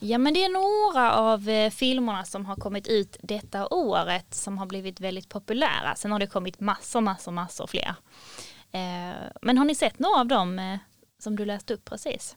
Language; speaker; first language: Swedish; native; Swedish